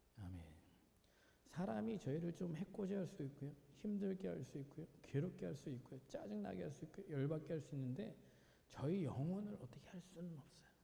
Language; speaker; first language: Korean; native; Korean